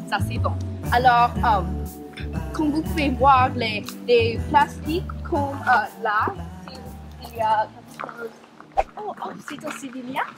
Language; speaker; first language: French; non-native, learner; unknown